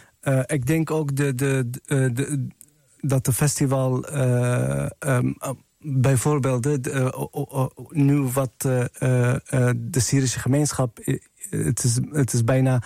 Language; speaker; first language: Dutch; non-native, fluent; Arabic